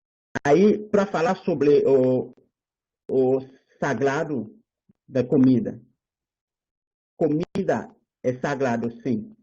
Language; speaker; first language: Portuguese; non-native, learner; Haitian Creole